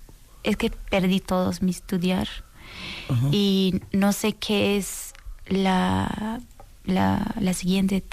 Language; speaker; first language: Spanish; non-native, learner; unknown